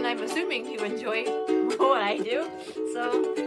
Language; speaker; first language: English; native; English